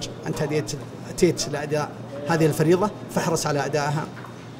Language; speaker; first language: Arabic; native; Arabic